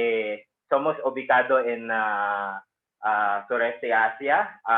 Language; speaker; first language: Spanish; non-native, fluent; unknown